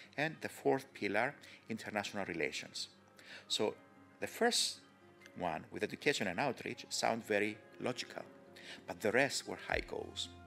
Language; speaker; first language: English; non-native, fluent; Greek